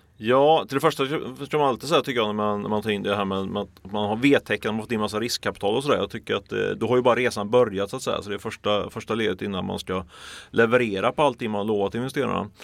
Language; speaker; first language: Swedish; native; Swedish